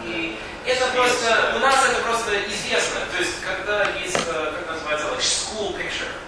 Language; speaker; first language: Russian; non-native, learner; English